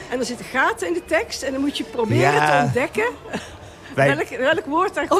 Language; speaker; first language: Dutch; native; Dutch